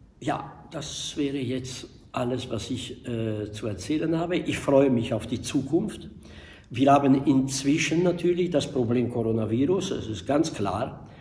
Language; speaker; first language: German; non-native, fluent; Italian